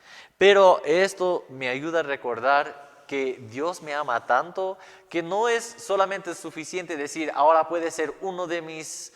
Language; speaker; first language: Spanish; non-native, fluent; English